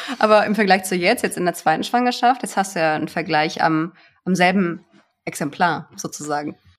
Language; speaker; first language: German; native; German